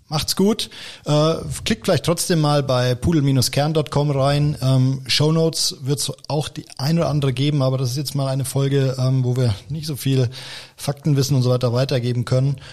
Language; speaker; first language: German; native; German